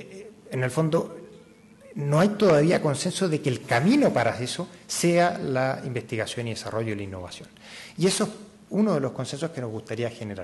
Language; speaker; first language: Spanish; native; Spanish